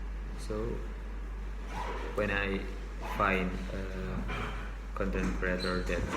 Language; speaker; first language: English; non-native, local second language; Indonesian